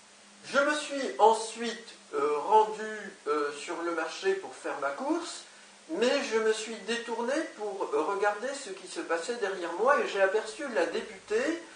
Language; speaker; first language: French; native; French